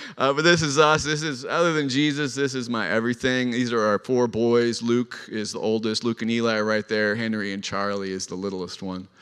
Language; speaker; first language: English; native; English